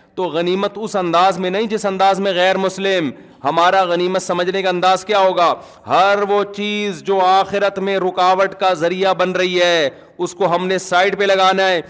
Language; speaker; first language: Urdu; native; Urdu